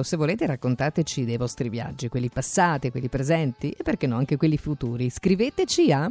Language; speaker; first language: Italian; native; Italian